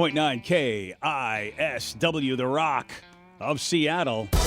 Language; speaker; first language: English; native; English